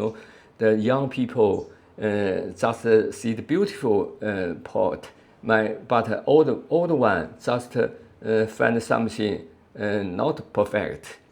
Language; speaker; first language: English; non-native, learner; Chinese